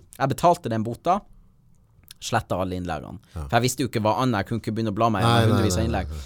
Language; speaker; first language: Norwegian; native; Norwegian